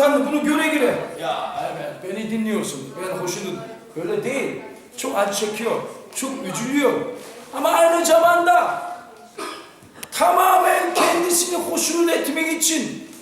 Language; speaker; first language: Turkish; non-native, fluent; Korean